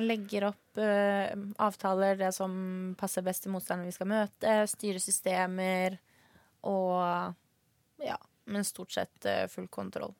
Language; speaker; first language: Norwegian; early bilingual, other home language; Swedish